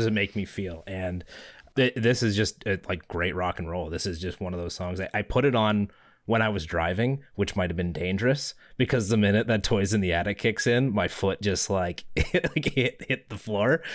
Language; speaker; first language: English; native; English